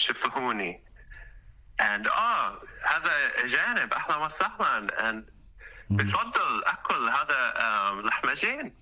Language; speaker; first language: Arabic; non-native, learner; English